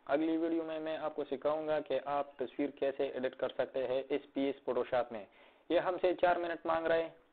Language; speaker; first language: Hindi; native; Hindi